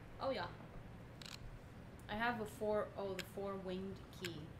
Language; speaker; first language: English; non-native, local second language; Spanish